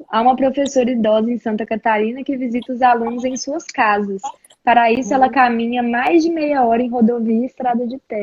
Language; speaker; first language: Portuguese; native; Portuguese